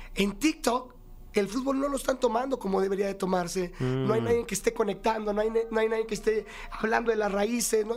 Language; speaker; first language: Spanish; native; Spanish